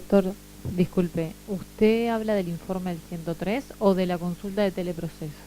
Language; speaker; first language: Spanish; native; Spanish